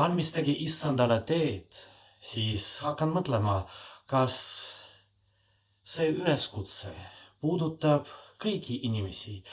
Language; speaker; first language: Estonian; non-native, fluent; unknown